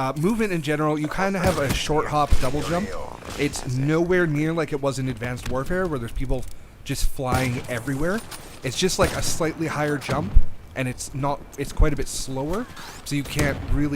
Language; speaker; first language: English; native; English